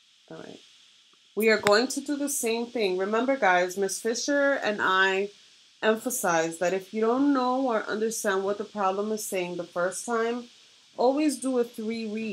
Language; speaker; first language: English; native; English